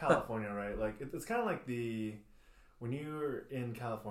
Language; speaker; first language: English; early bilingual, other home language; Chinese